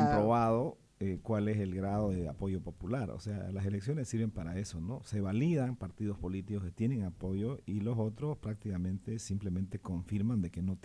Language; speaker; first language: Spanish; native; Spanish